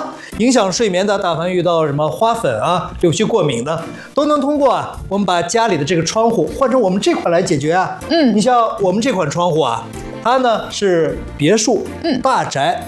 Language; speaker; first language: Chinese; native; Chinese